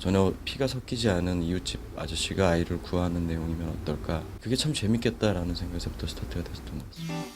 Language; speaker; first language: Korean; native; Korean